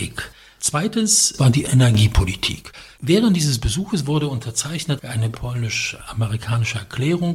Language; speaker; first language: German; non-native, fluent; Polish